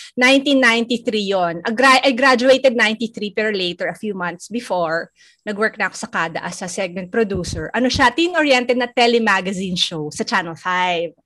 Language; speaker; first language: Filipino; native; Filipino